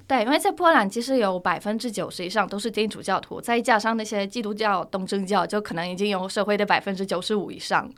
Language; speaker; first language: Chinese; non-native, fluent; Polish